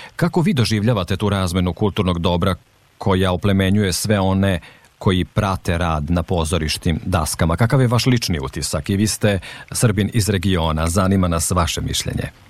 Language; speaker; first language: Serbian; native; Serbian